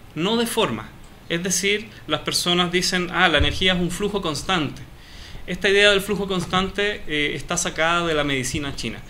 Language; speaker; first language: Spanish; native; Spanish